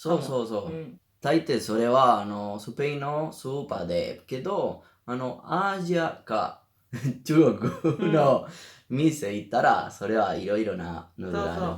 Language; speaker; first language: Japanese; non-native, learner; Spanish